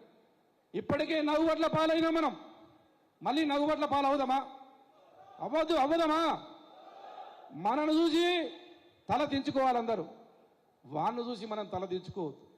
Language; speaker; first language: Telugu; native; Telugu